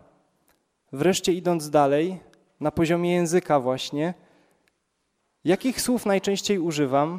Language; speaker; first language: Polish; native; Polish